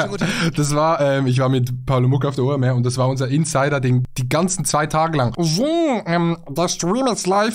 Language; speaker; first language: German; native; German